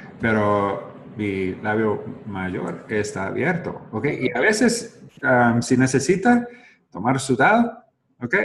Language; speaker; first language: Spanish; non-native, learner; English